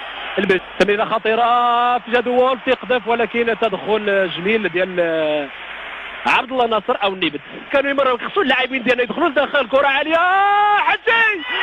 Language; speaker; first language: Arabic; native; Arabic